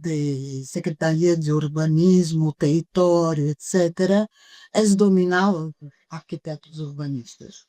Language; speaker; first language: Spanish; non-native, fluent; Portuguese